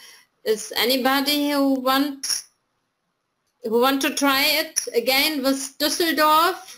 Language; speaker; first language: English; non-native, fluent; German